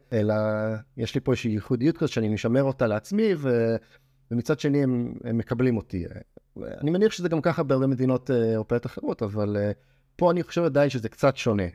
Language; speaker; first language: Hebrew; native; Hebrew